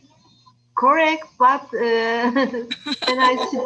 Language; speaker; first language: English; non-native, learner; Turkish